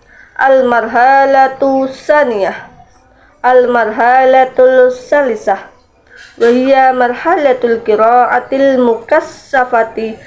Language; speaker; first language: Arabic; non-native, learner; Indonesian